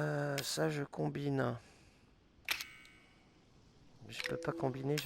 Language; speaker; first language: French; native; French